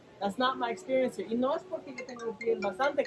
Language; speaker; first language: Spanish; non-native, learner; English